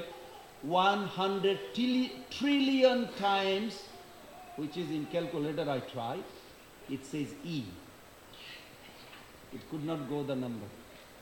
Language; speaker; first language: English; non-native, local second language; Bangla